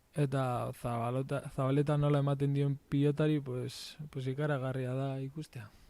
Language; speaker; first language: Basque; non-native, local second language; Spanish